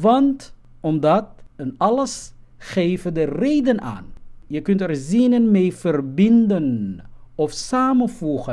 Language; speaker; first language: Dutch; non-native, fluent; Somali